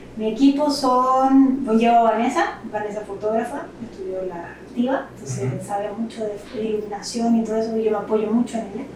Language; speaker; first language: Spanish; native; Spanish